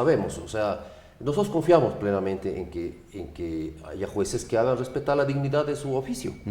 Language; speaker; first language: Spanish; native; Spanish